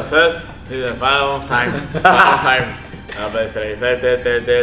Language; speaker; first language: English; non-native, local second language; Chinese